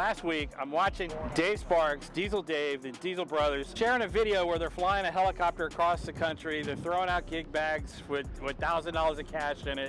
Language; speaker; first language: English; native; English